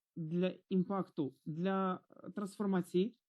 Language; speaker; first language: Ukrainian; non-native, fluent; Croatian